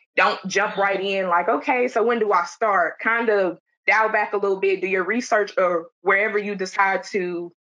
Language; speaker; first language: English; native; English